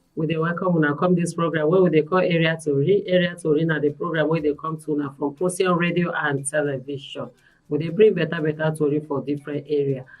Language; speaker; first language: Nigerian Pidgin; native; Nigerian Pidgin